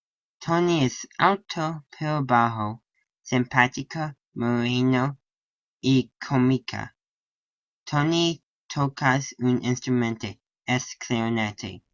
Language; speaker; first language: Spanish; non-native, learner; English